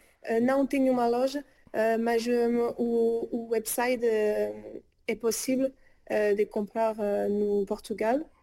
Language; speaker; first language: Portuguese; early bilingual, heritage; French